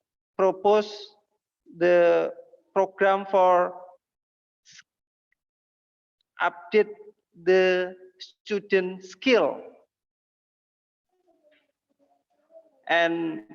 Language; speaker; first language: English; non-native, learner; Indonesian